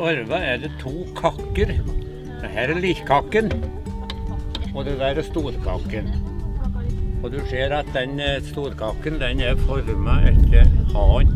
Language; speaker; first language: Norwegian; native; Norwegian